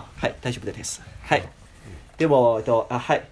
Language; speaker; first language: Japanese; non-native, learner; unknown